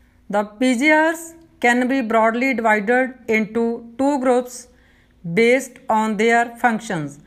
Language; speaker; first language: English; non-native, local second language; Punjabi